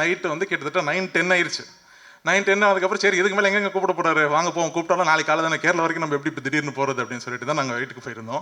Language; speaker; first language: Tamil; native; Tamil